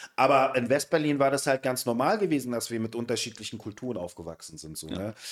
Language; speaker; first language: German; native; German